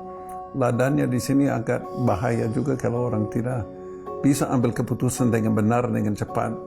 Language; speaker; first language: Indonesian; non-native, fluent; English